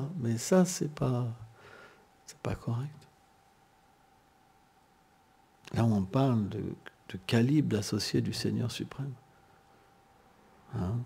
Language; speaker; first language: French; native; French